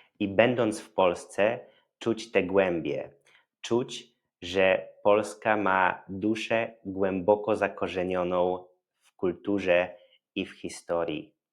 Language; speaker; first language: Polish; native; Polish